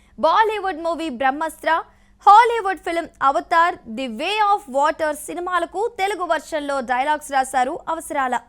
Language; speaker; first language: Telugu; native; Telugu